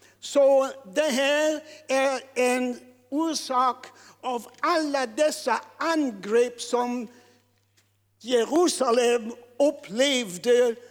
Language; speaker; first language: Swedish; non-native, fluent; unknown